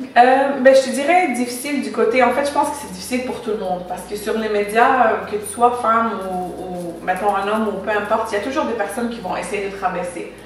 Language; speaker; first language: French; native; French